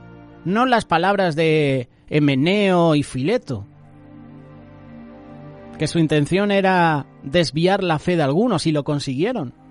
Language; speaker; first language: Spanish; native; Spanish